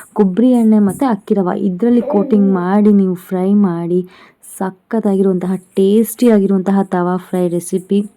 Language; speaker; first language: Kannada; non-native, local second language; Konkani